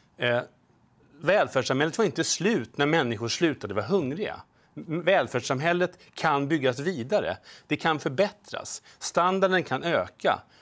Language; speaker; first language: Swedish; native; Swedish